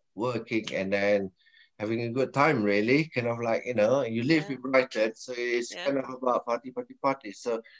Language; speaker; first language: English; non-native, local second language; Malay